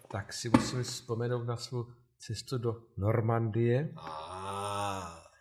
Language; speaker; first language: Czech; native; Czech